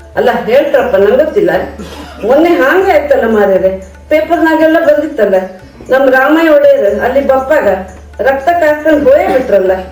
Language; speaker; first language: Kannada; native; Kannada